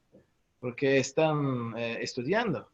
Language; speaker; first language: Spanish; non-native, learner; Portuguese